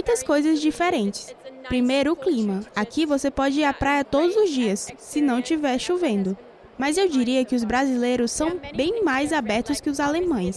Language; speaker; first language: Portuguese; non-native, fluent; German